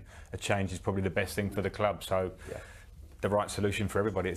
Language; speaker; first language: English; native; English